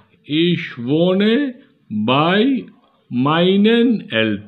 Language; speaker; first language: German; non-native, learner; Bangla